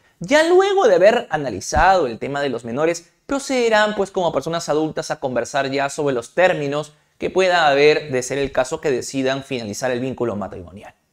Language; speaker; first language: Spanish; native; Spanish